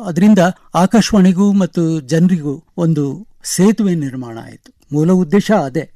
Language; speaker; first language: Kannada; non-native, local second language; Konkani